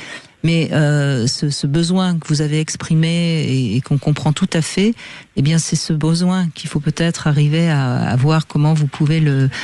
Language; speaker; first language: French; native; French